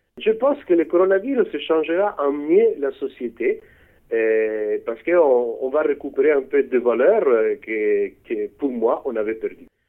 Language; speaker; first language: French; non-native, fluent; Italian